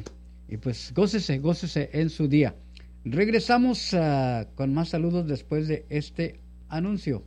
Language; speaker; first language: Spanish; native; Spanish